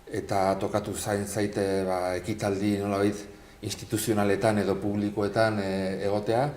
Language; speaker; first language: Basque; non-native, local second language; Spanish